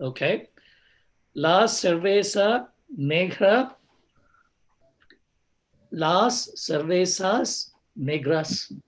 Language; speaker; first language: Spanish; non-native, learner; English